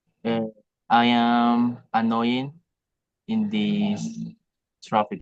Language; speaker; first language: English; non-native, learner; Spanish